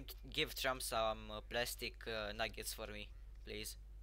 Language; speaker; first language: English; non-native, fluent; Romanian